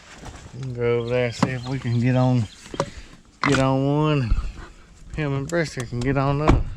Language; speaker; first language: English; native; English